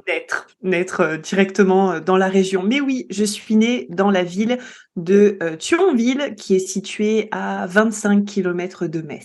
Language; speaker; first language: French; native; French